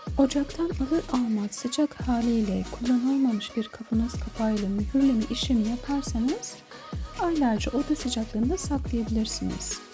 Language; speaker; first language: Turkish; native; Turkish